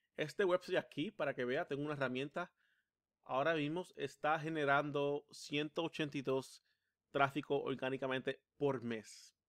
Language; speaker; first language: Spanish; early bilingual, heritage; Spanish